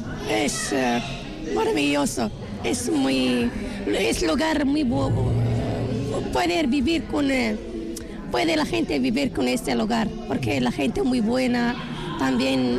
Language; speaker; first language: Spanish; non-native, learner; Arabic